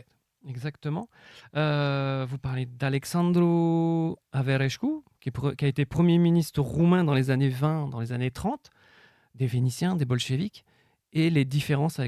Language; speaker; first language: French; native; French